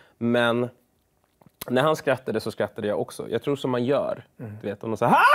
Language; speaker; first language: Swedish; early bilingual, other home language; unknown